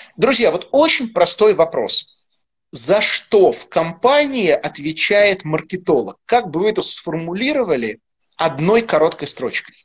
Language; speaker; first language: Russian; native; Russian